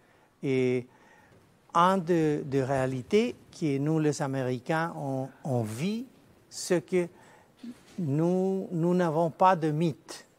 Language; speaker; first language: French; non-native, fluent; Spanish